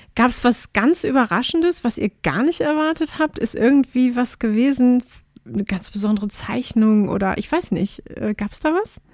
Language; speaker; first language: German; native; German